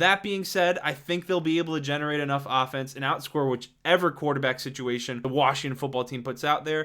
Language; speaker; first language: English; native; English